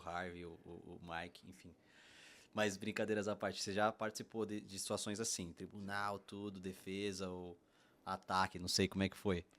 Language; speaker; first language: Portuguese; native; Portuguese